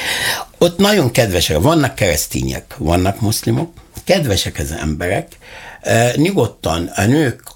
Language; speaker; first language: Hungarian; non-native, learner; Arabic